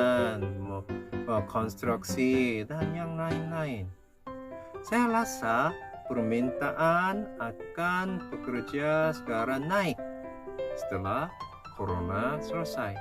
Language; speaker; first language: Indonesian; non-native, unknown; Korean